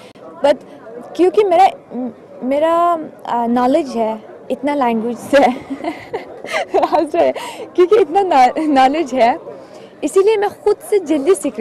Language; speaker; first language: Hindi; non-native, learner; Persian